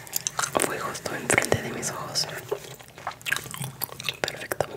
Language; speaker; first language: Spanish; non-native, fluent; English